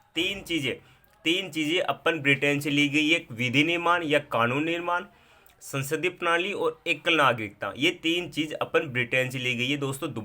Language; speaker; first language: Hindi; native; Hindi